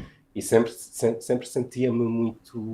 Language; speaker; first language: Portuguese; non-native, fluent; English